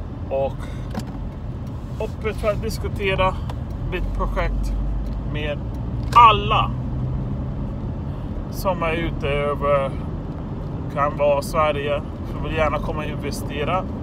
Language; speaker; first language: Swedish; non-native, fluent; English